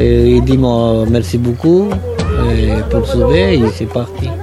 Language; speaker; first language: French; non-native, learner; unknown